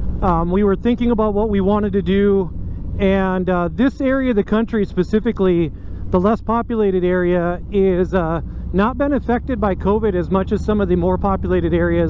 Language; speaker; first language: English; native; English